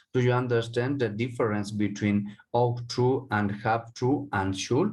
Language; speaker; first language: English; non-native, learner; Spanish